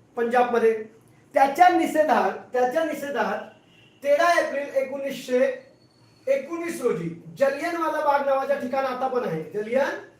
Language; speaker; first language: Marathi; non-native, local second language; Hindi